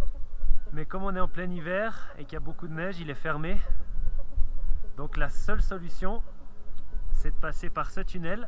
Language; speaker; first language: French; native; French